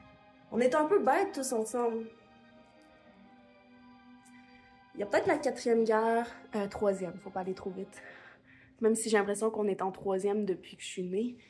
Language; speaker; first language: French; native; French